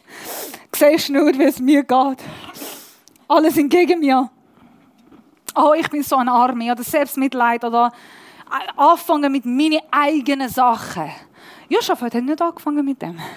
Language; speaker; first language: German; non-native, learner; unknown